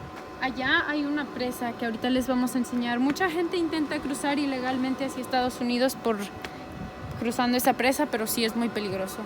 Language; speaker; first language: Spanish; native; Spanish